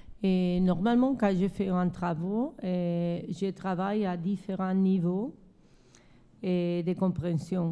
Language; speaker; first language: French; non-native, learner; Spanish